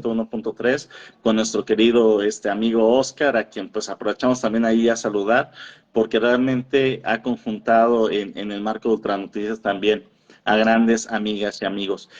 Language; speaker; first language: Spanish; native; Spanish